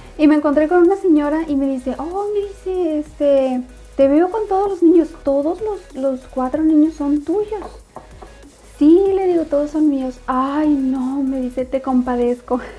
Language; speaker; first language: Spanish; native; Spanish